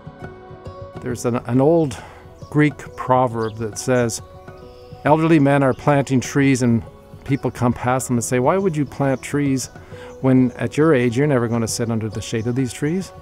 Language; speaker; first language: English; native; English